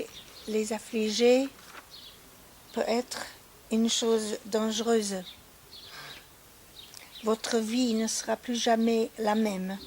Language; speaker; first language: French; non-native, fluent; English